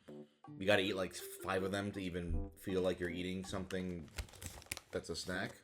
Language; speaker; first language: English; native; English